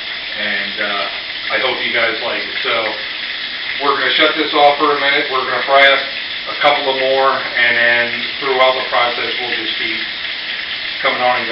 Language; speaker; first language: English; native; English